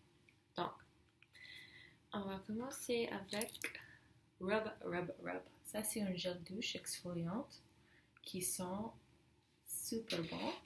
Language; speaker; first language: French; non-native, learner; English